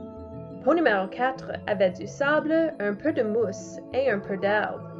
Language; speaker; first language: French; non-native, learner; English